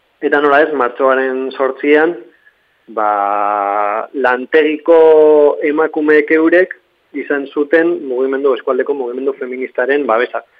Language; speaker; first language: Basque; native; Basque